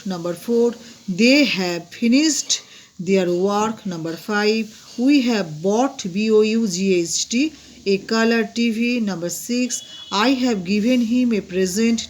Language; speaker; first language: English; non-native, local second language; Bangla